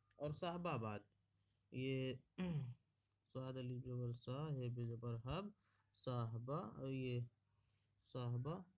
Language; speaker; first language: Hindi; native; Hindi